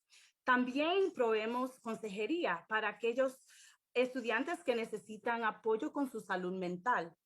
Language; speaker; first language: Spanish; early bilingual, heritage; English